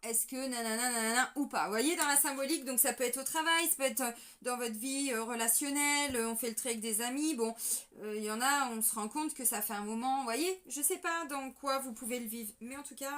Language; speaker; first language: French; native; French